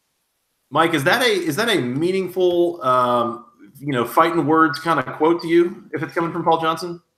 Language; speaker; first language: English; native; English